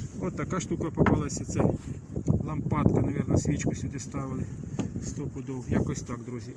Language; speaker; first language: Ukrainian; native; Ukrainian